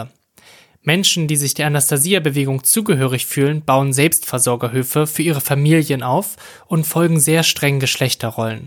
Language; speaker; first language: German; native; German